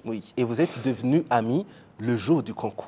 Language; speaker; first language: French; non-native, local second language; Kinyarwanda